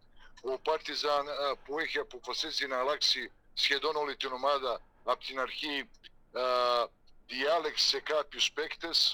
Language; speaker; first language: Greek; non-native, fluent; Serbian